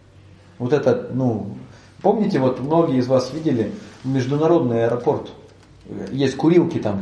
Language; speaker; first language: Russian; native; Russian